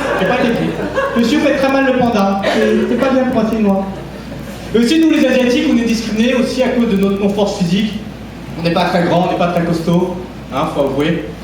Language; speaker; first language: French; early bilingual, other home language; Vietnamese